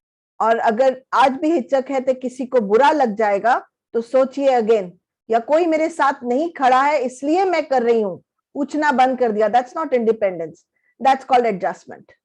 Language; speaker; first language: Hindi; native; Hindi